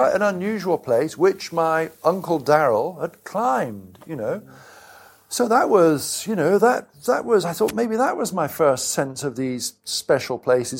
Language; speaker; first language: English; native; English